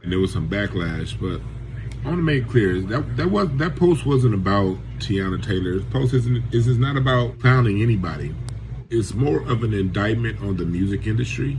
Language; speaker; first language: English; native; English